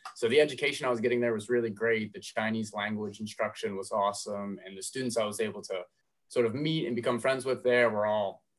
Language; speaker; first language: English; native; English